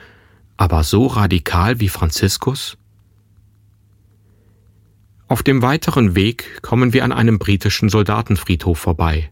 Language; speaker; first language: German; native; German